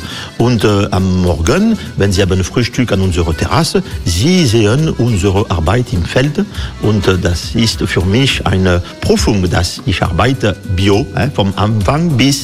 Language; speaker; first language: German; non-native, fluent; French